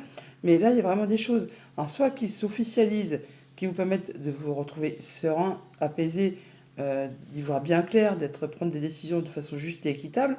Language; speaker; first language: French; native; French